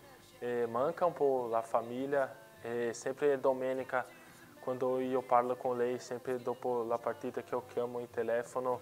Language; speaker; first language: Italian; non-native, learner; Portuguese